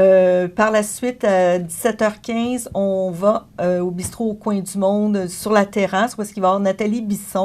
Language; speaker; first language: French; native; French